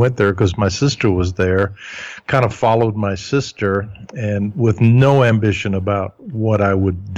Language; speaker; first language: English; early bilingual, other home language; German